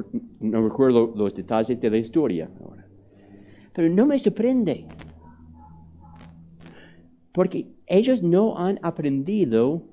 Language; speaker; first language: Spanish; non-native, fluent; English